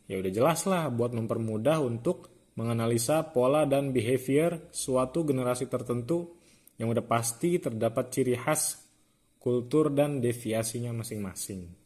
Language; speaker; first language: Indonesian; native; Indonesian